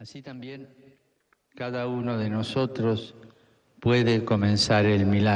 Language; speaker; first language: Spanish; native; Spanish